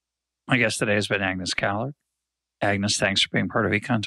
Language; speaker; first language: English; native; English